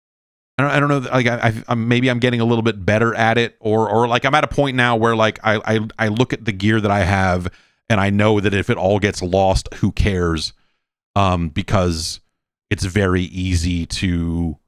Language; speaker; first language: English; native; English